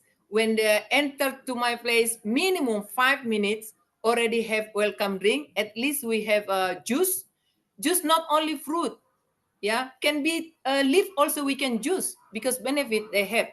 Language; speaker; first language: English; non-native, learner; Indonesian